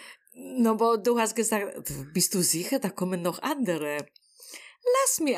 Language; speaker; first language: German; non-native, learner; Polish